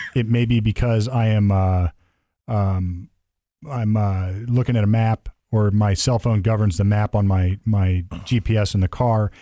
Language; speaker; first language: English; native; English